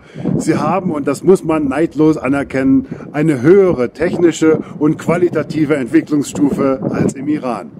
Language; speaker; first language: German; native; German